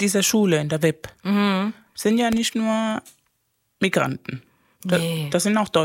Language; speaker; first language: German; non-native, fluent; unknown